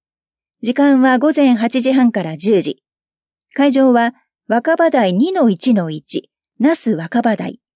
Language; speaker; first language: Japanese; native; Japanese